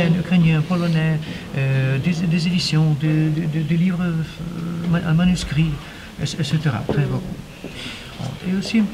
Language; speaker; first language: French; non-native, learner; Ukrainian